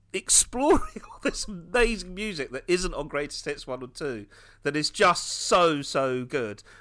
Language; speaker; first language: English; early bilingual, other home language; Hindi